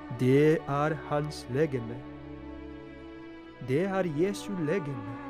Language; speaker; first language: Norwegian; non-native, fluent; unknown